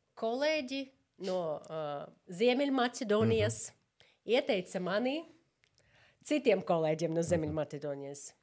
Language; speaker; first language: Latvian; non-native, local second language; Russian